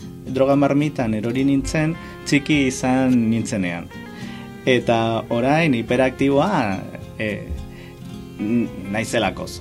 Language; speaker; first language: Basque; non-native, learner; Spanish